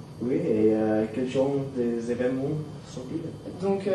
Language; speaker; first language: French; non-native, fluent; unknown